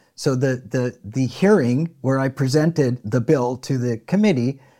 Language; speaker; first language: English; native; English